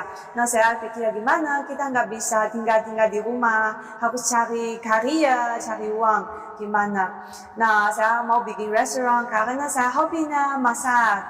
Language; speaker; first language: Indonesian; non-native, learner; Chinese